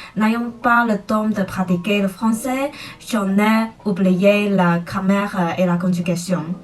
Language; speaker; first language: French; non-native, fluent; Chinese